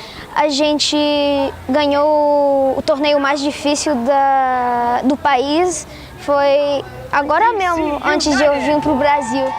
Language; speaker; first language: Portuguese; early bilingual, heritage; Portuguese